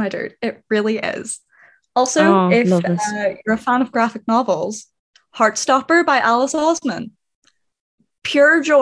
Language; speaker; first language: English; native; English